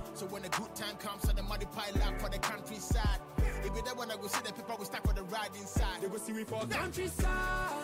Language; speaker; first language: English; non-native, local second language; Akan